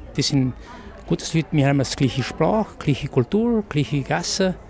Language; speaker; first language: German; non-native, learner; Albanian